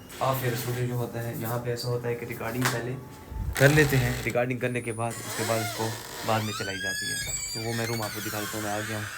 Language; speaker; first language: Urdu; non-native, local second language; Saraiki